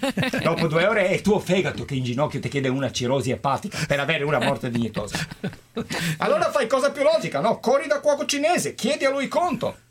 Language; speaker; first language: Italian; non-native, fluent; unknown